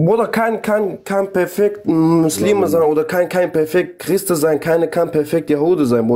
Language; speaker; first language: German; non-native, learner; Kurdish